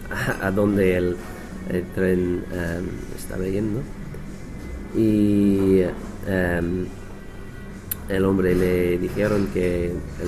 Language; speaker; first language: Spanish; non-native, learner; English